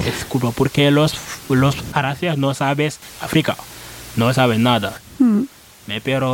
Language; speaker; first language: Spanish; non-native, learner; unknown